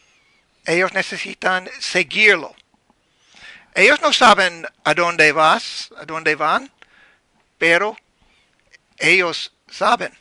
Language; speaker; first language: Spanish; non-native, learner; English